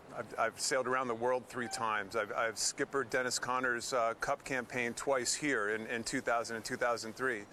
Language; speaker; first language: English; native; English